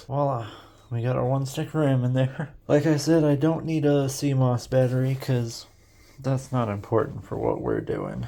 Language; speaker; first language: English; native; English